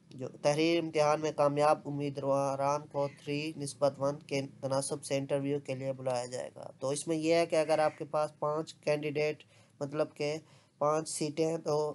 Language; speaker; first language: Urdu; non-native, local second language; Punjabi